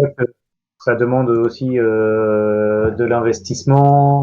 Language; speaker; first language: French; native; French